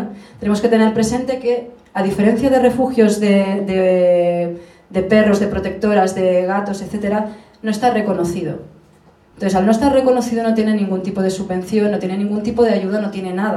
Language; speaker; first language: Spanish; native; Spanish